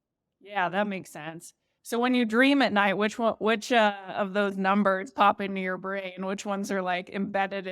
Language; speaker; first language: English; native; English